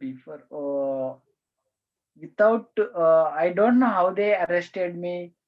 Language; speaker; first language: English; non-native, learner; Telugu